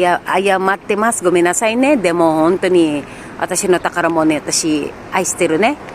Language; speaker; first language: Japanese; non-native, learner; Filipino